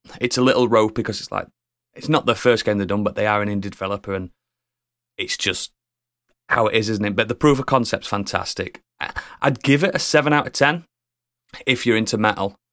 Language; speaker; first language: English; native; English